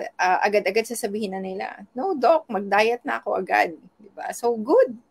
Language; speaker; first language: Filipino; non-native, local second language; Iloko